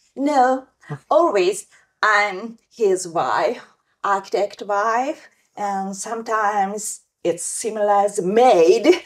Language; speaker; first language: English; non-native, learner; Japanese